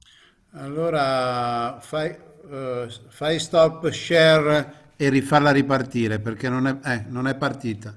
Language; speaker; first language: Italian; native; Italian